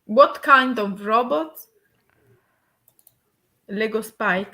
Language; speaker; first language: English; non-native, learner; Italian